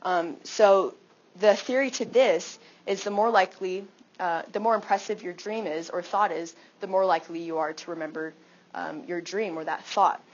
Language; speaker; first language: English; native; English